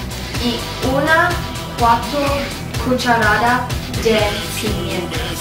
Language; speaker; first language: Spanish; non-native, learner; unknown